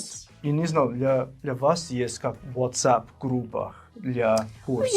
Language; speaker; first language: Russian; non-native, fluent; English